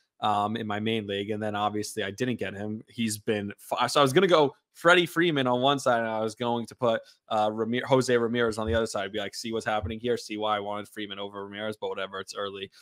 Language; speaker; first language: English; native; English